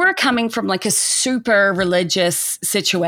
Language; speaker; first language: English; native; English